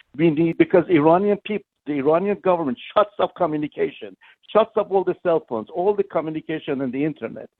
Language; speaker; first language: English; non-native, fluent; Persian